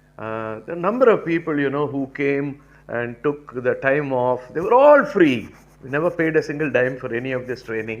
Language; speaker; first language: English; non-native, local second language; Tamil